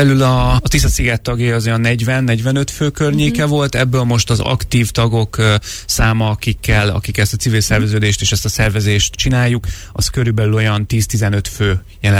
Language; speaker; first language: Hungarian; native; Hungarian